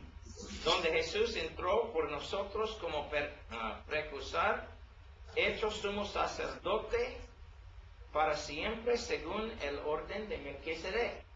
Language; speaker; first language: Spanish; non-native, learner; English